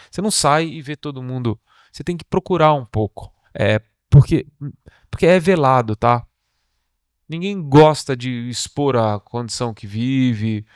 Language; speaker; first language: Portuguese; native; Portuguese